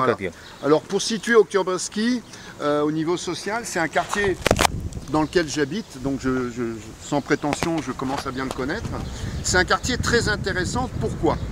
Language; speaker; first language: French; native; French